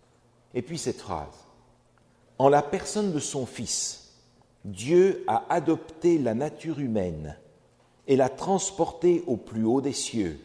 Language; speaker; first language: French; native; French